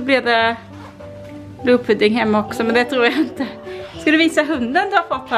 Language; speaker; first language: Swedish; native; Swedish